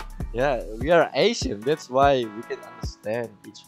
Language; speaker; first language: English; non-native, learner; Indonesian